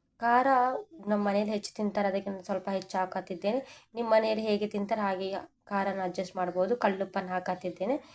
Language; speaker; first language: Kannada; non-native, local second language; Telugu